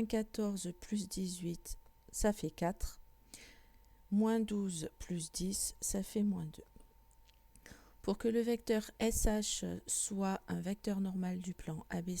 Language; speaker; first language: French; native; French